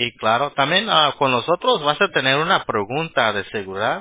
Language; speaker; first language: Spanish; early bilingual, heritage; Spanish